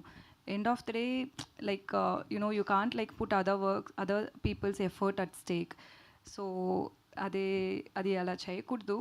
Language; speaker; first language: Telugu; non-native, learner; Tamil